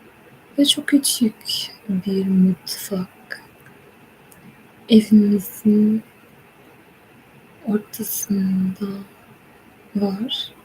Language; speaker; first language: Turkish; non-native, learner; English